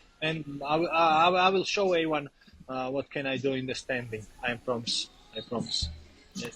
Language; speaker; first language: English; non-native, learner; Georgian